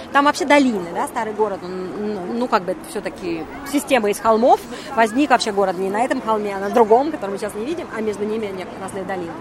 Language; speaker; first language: Russian; native; Russian